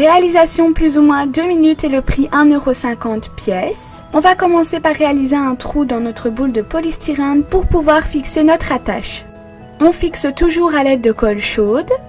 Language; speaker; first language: French; native; French